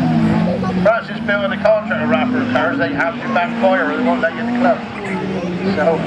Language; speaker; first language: English; native; English